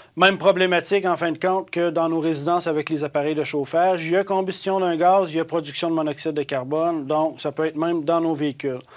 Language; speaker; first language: French; native; French